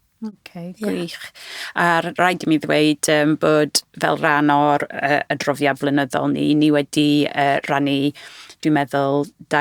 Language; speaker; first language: Welsh; non-native, fluent; English